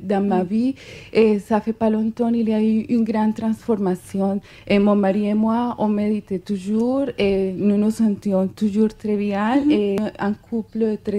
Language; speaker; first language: French; non-native, fluent; Spanish